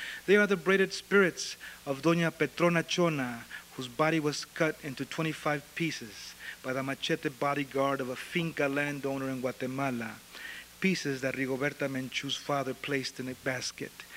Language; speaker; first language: English; early bilingual, other home language; Spanish